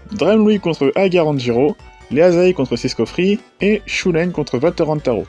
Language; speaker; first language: French; native; French